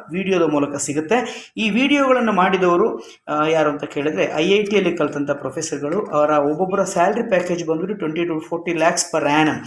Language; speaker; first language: Kannada; native; Kannada